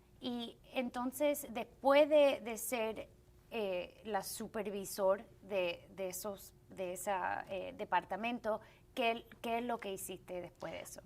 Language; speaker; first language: Spanish; early bilingual, heritage; Spanish